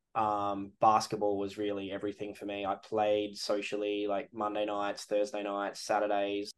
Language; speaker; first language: English; native; English